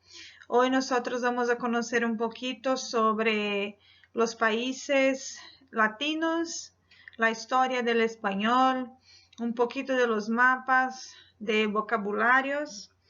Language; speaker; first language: Spanish; non-native, fluent; Portuguese